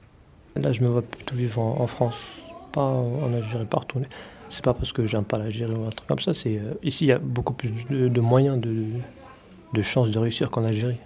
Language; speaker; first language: French; early bilingual, other home language; Arabic